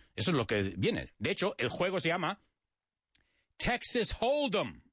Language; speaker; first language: Spanish; early bilingual, other home language; English